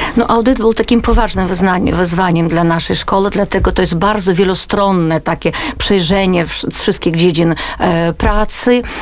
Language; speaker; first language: Polish; early bilingual, heritage; Polish